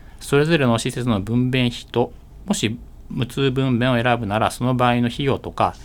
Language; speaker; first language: Japanese; native; Japanese